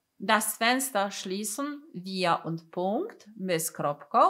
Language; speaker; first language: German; non-native, fluent; Polish